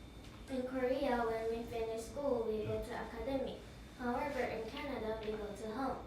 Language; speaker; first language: English; non-native, learner; Korean